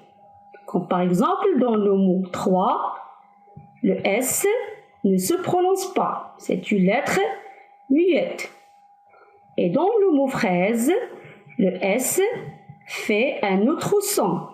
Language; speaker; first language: French; non-native, local second language; Arabic